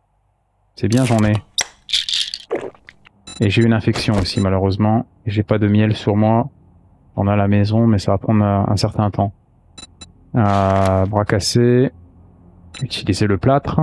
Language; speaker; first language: French; native; French